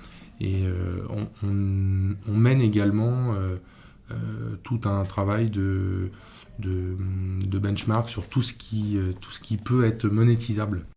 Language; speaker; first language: French; native; French